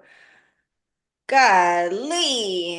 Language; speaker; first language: English; native; English